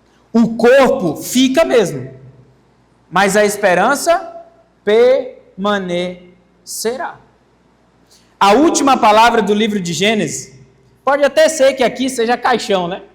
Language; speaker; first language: Portuguese; native; Portuguese